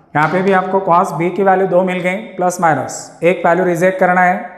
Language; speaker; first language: Hindi; non-native, local second language; Marathi